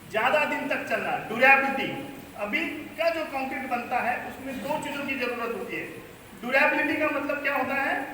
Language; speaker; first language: Hindi; non-native, local second language; Marathi